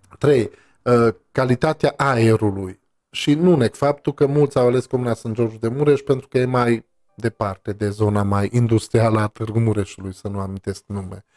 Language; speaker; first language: Romanian; native; Romanian